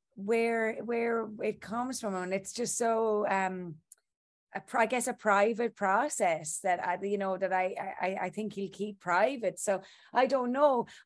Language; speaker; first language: English; native; English